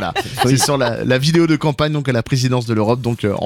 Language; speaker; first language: French; native; French